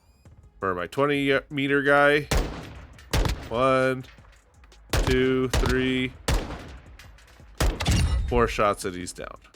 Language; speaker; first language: English; native; English